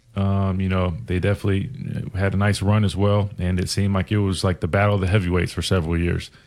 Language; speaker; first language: English; native; English